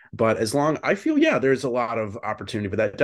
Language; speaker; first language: English; native; English